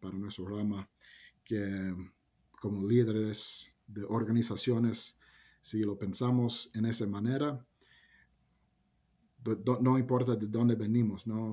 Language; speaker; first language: Spanish; early bilingual, heritage; Spanish